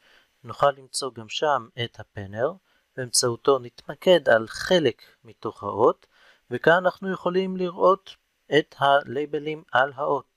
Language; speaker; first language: Hebrew; native; Hebrew